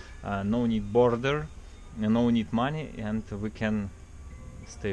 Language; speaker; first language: English; non-native, learner; Russian